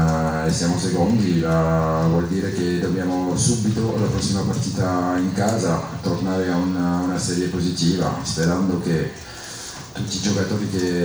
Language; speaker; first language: Italian; non-native, fluent; French